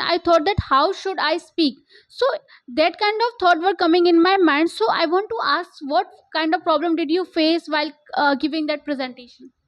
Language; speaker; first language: English; non-native, local second language; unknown